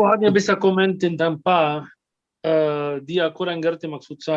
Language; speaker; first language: Indonesian; non-native, fluent; Arabic